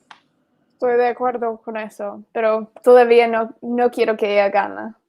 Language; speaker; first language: Spanish; non-native, fluent; English